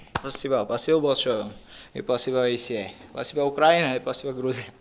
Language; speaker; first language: Russian; non-native, learner; Georgian